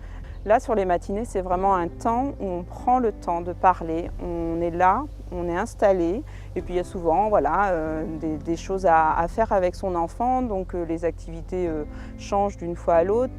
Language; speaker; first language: French; native; French